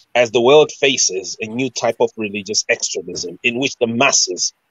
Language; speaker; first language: English; non-native, local second language; Shona